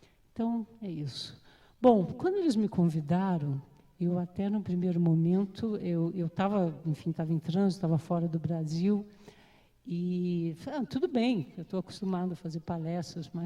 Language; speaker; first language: Portuguese; native; Portuguese